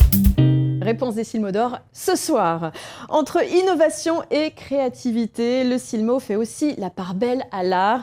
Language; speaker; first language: French; native; French